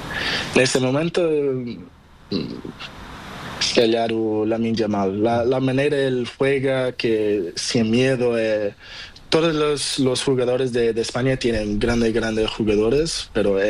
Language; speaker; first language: Spanish; non-native, learner; Portuguese